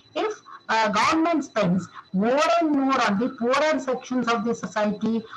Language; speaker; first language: English; non-native, local second language; Kannada